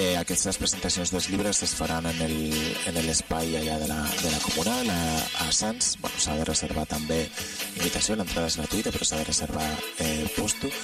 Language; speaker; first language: Catalan; non-native, local second language; Spanish